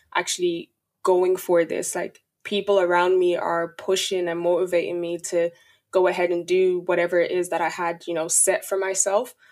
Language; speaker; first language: English; native; English